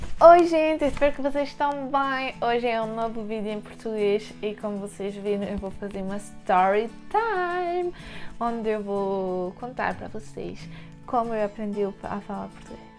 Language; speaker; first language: Portuguese; early bilingual, heritage; French